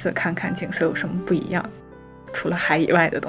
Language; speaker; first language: Chinese; native; Chinese